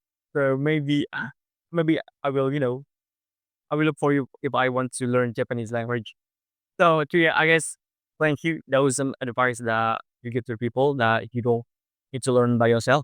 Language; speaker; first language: English; non-native, fluent; Indonesian